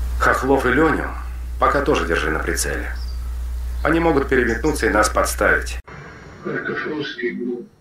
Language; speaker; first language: Russian; native; Russian